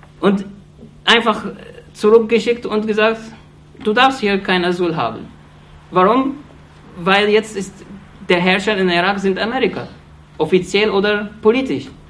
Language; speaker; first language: German; non-native, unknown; Arabic